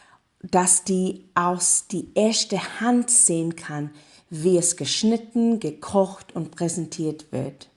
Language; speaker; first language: German; non-native, learner; English